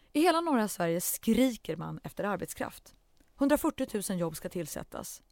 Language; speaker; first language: Swedish; early bilingual, other home language; Central Kurdish